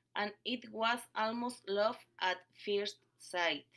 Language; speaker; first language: English; non-native, learner; Spanish